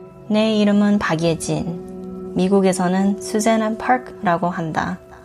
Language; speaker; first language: Korean; early bilingual, heritage; Korean